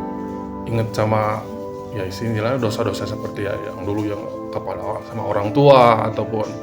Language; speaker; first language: Indonesian; native; Indonesian